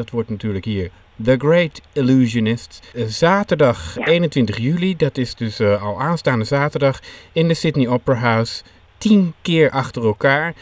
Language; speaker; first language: Dutch; native; Dutch